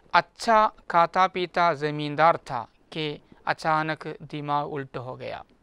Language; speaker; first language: Hindi; non-native, local second language; Malayalam